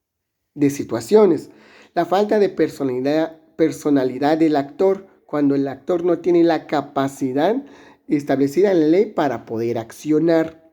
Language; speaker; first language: Spanish; native; Spanish